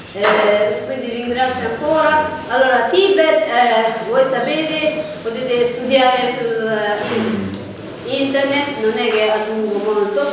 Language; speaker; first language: Italian; non-native, learner; Tibetan